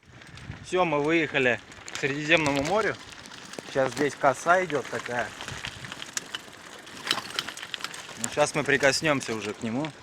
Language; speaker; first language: Russian; native; Russian